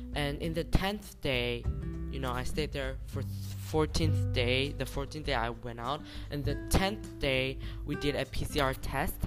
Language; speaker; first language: English; non-native, learner; Chinese